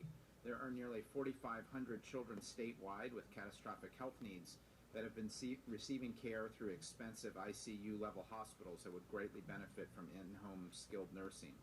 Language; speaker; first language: English; native; English